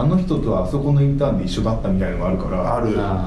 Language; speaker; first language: Japanese; native; Japanese